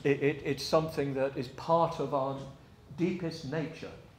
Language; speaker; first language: English; native; English